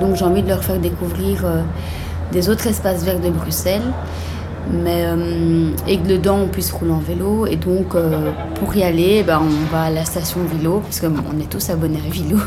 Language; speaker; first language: French; native; French